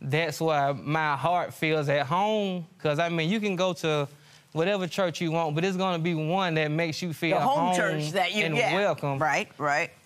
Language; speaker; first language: English; native; English